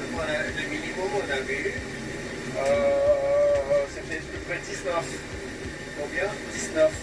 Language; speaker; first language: French; non-native, learner; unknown